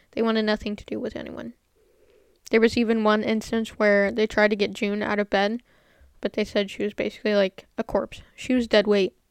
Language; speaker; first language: English; native; English